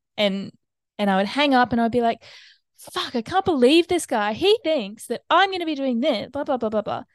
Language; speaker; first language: English; native; English